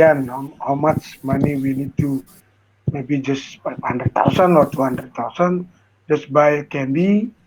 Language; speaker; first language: English; non-native, learner; Indonesian